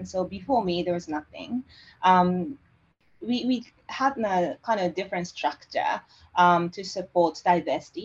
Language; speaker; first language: English; non-native, fluent; Japanese